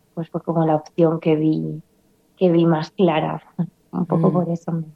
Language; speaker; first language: Spanish; native; Spanish